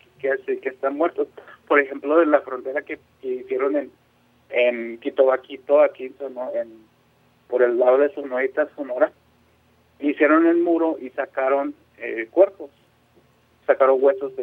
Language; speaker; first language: Spanish; non-native, local second language; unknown